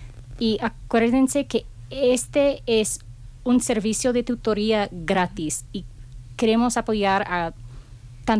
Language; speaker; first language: Spanish; non-native, fluent; English